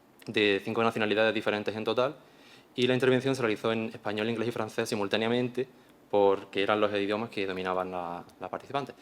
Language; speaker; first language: Spanish; native; Spanish